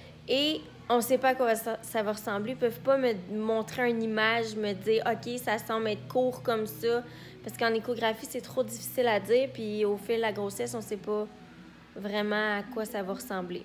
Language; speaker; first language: French; native; French